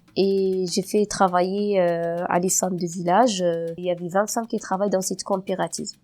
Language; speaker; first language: French; non-native, local second language; Berber languages